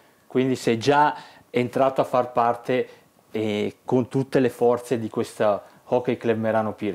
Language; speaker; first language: Italian; native; Italian